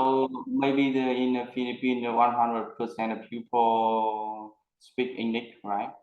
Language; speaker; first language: English; non-native, learner; Vietnamese